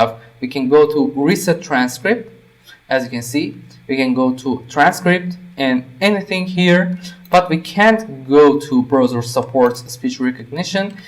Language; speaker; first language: English; non-native, fluent; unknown